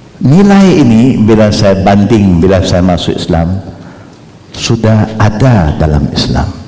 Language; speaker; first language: Malay; non-native, local second language; Chinese